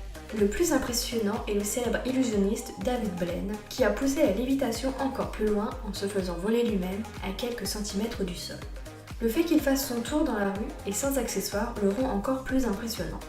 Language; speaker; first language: French; native; French